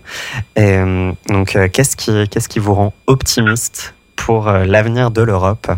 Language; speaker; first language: French; native; French